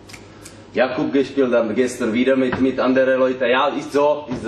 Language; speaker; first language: German; non-native, learner; Czech